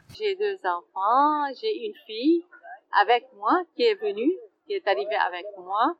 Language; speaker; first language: French; non-native, fluent; Arabic